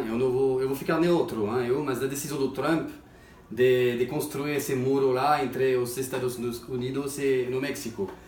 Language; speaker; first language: Portuguese; non-native, fluent; French